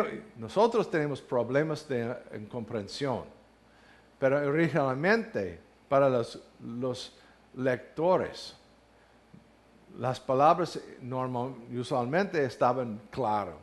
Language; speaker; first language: Spanish; non-native, fluent; English